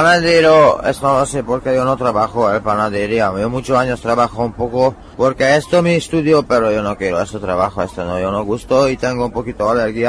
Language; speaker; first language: Spanish; non-native, learner; Hungarian